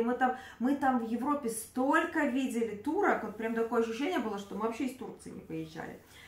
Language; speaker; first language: Russian; native; Russian